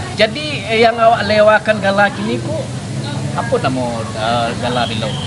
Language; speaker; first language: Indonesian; non-native, local second language; Minangkabau